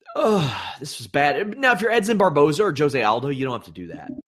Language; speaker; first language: English; native; English